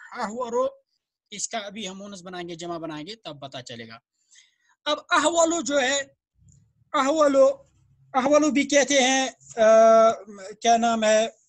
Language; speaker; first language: Hindi; non-native, local second language; Kashmiri